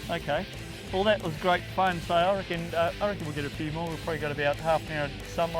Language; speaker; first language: English; native; English